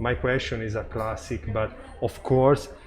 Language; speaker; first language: English; non-native, fluent; Italian